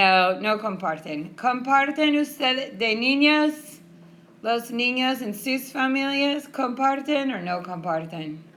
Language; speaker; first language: Spanish; non-native, fluent; English